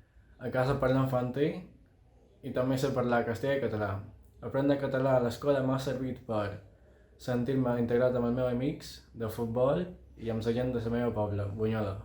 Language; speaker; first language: Catalan; early bilingual, other home language; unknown